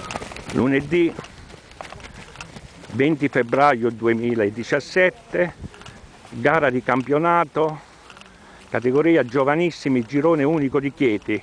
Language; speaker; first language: Italian; native; Italian